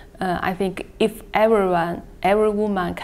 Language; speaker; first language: English; non-native, learner; Chinese